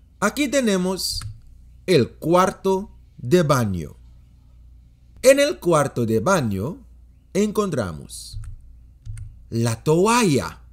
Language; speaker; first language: Spanish; non-native, fluent; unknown